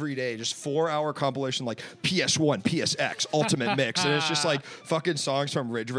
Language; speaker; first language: English; native; English